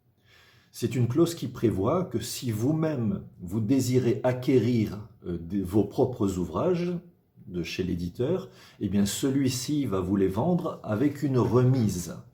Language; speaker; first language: French; native; French